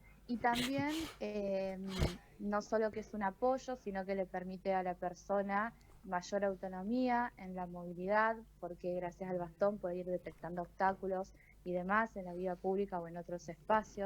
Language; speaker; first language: Spanish; native; Spanish